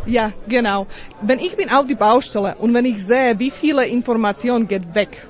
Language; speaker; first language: German; non-native, learner; Slovak